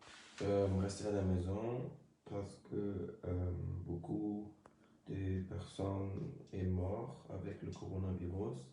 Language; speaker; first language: French; early bilingual, other home language; Lingala